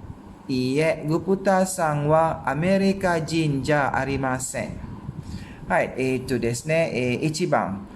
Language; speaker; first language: Japanese; non-native, fluent; Malay